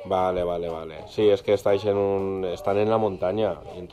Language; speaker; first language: Spanish; native; Spanish